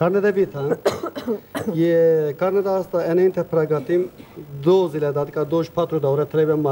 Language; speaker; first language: Romanian; non-native, learner; Turkish